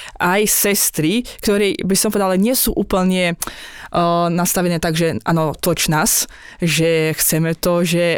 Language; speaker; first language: Slovak; non-native, fluent; Azerbaijani